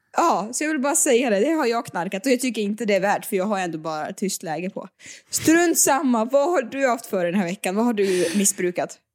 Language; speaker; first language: Swedish; native; Swedish